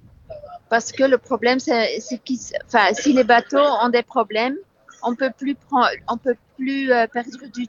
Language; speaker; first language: French; non-native, fluent; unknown